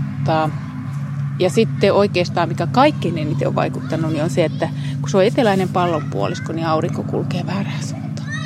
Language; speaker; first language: Finnish; native; Finnish